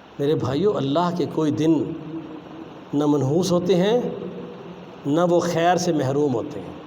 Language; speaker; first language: Urdu; non-native, local second language; Punjabi